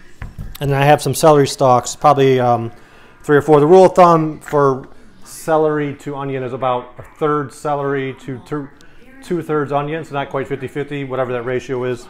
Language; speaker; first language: English; native; English